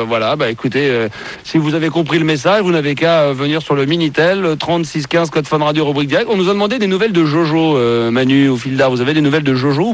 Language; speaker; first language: French; native; French